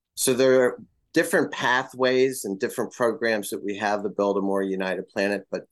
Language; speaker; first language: English; native; English